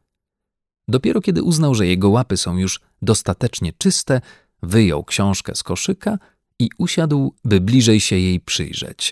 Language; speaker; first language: Polish; native; Polish